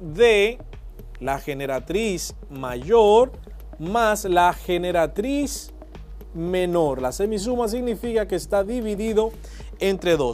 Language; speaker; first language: Spanish; native; Spanish